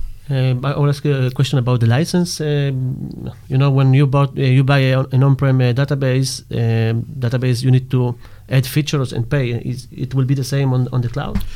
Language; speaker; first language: English; non-native, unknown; Hebrew